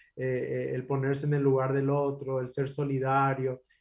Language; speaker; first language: Spanish; native; Spanish